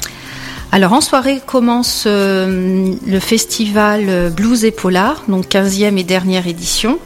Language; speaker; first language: French; native; French